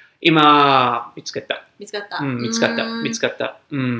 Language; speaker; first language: Japanese; non-native, fluent; English